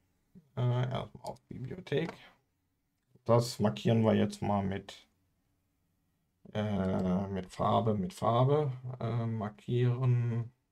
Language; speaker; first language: German; native; German